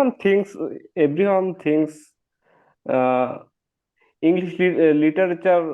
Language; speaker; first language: English; non-native, learner; Bangla